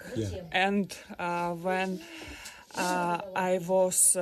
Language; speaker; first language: English; non-native, learner; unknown